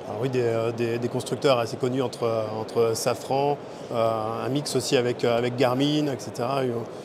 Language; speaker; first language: French; native; French